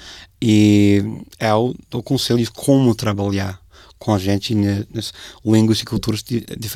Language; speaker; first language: Portuguese; non-native, fluent; English